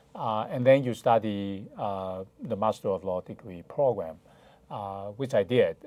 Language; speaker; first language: English; non-native, fluent; Chinese